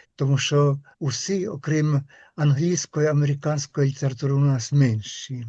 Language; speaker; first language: Ukrainian; non-native, fluent; Finnish